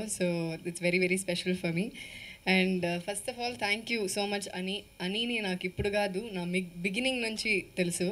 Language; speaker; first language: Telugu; non-native, fluent; Malayalam